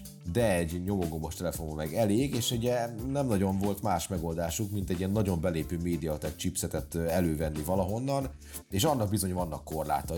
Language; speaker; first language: Hungarian; native; Hungarian